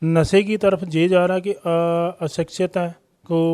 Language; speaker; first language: Hindi; non-native, local second language; Punjabi